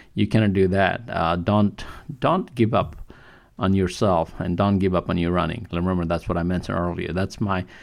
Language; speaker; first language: English; non-native, local second language; Nepali